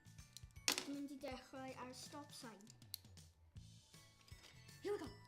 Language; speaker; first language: Welsh; non-native, local second language; English